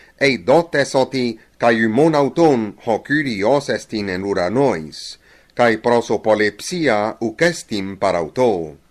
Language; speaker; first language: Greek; non-native, learner; English